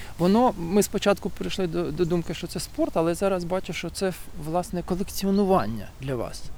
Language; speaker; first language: Ukrainian; native; Ukrainian